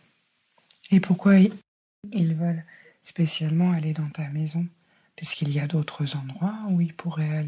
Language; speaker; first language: French; native; French